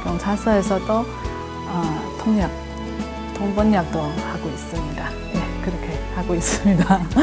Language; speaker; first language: Korean; non-native, fluent; Indonesian